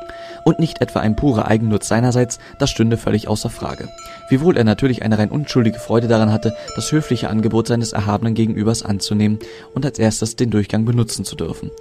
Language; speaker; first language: German; native; German